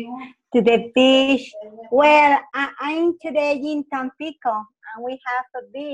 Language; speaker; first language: English; non-native, learner; Spanish